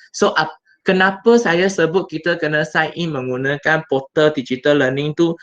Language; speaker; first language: Malay; non-native, local second language; Chinese